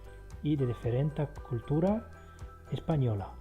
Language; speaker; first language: Spanish; non-native, fluent; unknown